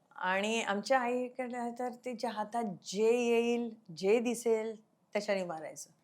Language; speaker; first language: Marathi; non-native, local second language; Konkani